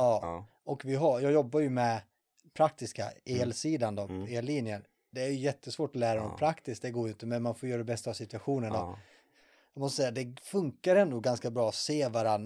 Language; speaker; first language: Swedish; native; Swedish